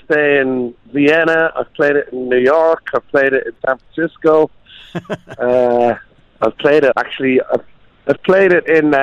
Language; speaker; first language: English; native; English